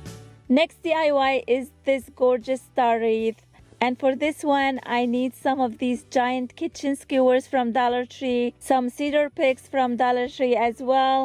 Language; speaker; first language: English; non-native, fluent; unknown